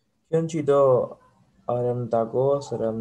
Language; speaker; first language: Korean; non-native, learner; Spanish